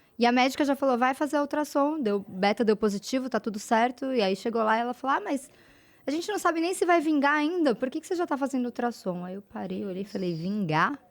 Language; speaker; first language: Portuguese; native; Portuguese